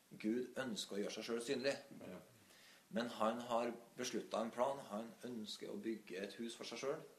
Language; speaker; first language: Norwegian; native; Norwegian